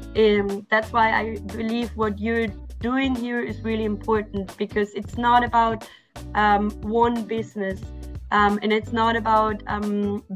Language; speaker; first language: English; non-native, fluent; German